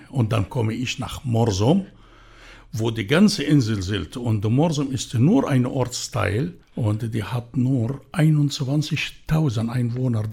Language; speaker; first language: German; non-native, fluent; Arabic